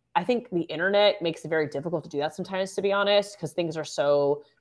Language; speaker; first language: English; native; English